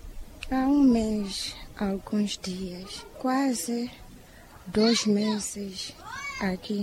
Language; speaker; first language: Portuguese; non-native, local second language; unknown